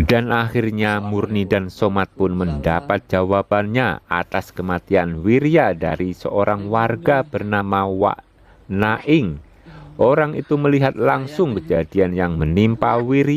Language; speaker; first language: Indonesian; native; Indonesian